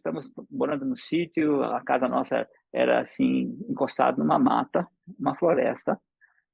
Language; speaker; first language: Portuguese; early bilingual, other home language; English